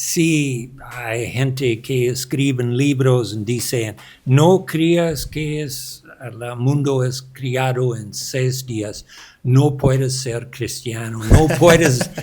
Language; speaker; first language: Spanish; non-native, learner; English